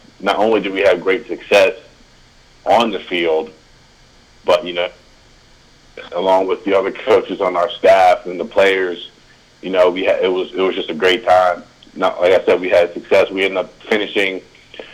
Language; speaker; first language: English; native; English